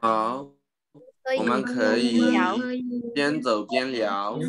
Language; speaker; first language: Chinese; non-native, learner; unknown